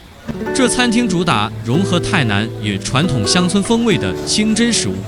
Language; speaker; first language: Chinese; native; Chinese